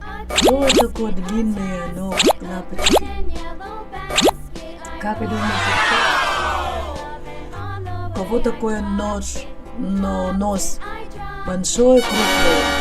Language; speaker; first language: Russian; non-native, learner; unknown